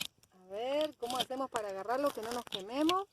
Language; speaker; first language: Spanish; native; Spanish